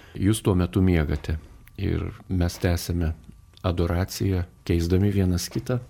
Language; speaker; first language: Lithuanian; native; Lithuanian